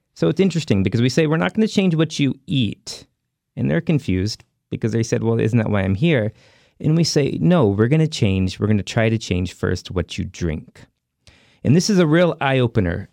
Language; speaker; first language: English; early bilingual, other home language; Hindi